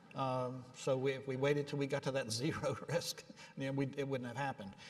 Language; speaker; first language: English; native; English